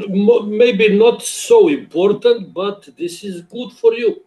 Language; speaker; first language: English; non-native, learner; Serbian